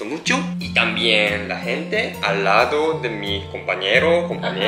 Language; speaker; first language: Spanish; non-native, learner; Japanese